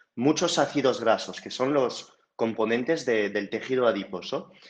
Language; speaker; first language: Spanish; non-native, fluent; French